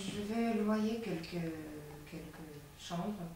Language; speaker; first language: French; non-native, learner; Latvian